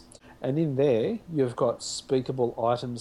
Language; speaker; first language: English; native; English